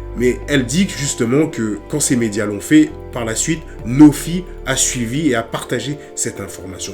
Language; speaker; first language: French; native; French